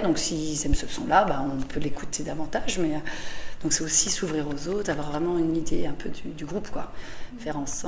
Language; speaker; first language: French; native; French